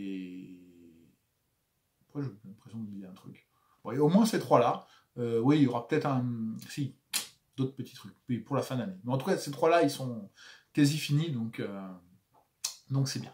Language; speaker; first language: French; native; French